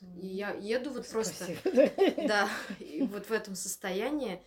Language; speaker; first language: Russian; native; Russian